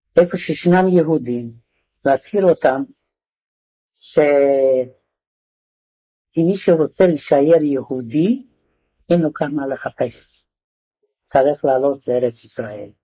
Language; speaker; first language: Hebrew; non-native, fluent; Hungarian